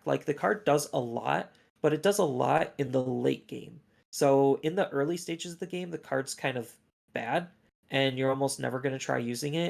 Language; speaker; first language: English; native; English